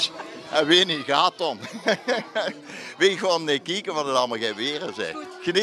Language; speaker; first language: Dutch; native; Dutch